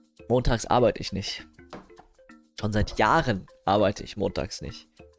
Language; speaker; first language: German; native; German